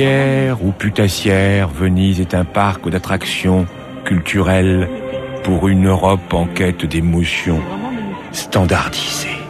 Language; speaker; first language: French; native; French